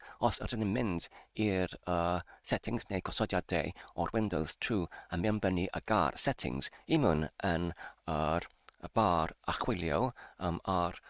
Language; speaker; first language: Welsh; non-native, learner; English